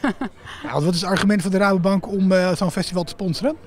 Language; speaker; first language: Dutch; native; Dutch